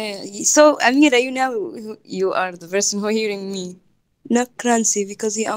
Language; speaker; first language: English; non-native, fluent; Arabic